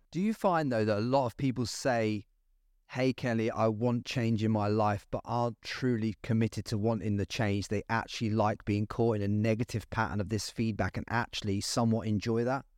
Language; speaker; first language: English; native; English